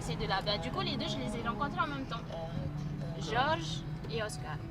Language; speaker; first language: French; native; French